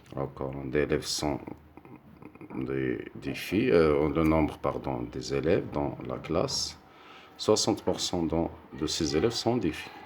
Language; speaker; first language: French; non-native, local second language; Arabic